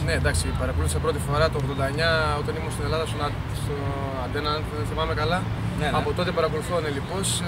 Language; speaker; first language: Greek; early bilingual, heritage; Greek